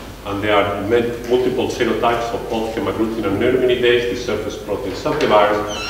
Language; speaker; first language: English; non-native, fluent; Spanish